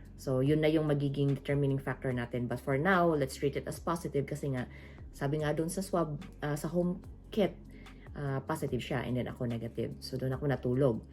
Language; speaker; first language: Filipino; non-native, local second language; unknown